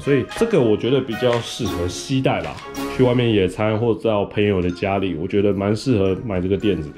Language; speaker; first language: Chinese; native; Chinese